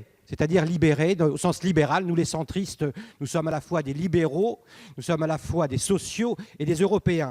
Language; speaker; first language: French; native; French